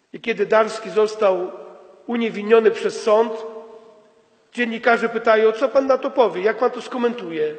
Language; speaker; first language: Polish; native; Polish